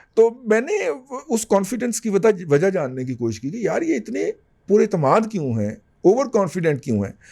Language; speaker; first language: Urdu; non-native, local second language; Punjabi